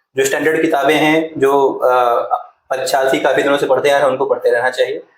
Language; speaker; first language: Hindi; native; Hindi